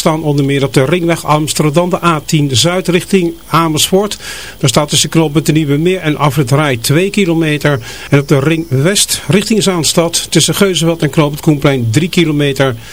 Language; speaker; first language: Dutch; native; Dutch